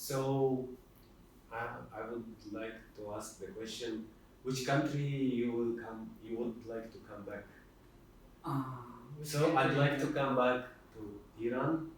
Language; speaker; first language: English; non-native, fluent; Russian